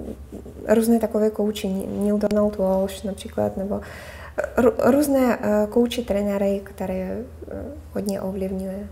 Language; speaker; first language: Czech; non-native, fluent; Russian